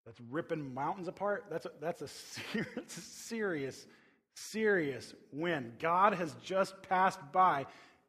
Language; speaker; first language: English; native; English